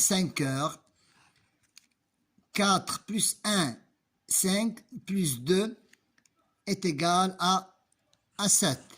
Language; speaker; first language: French; non-native, local second language; Arabic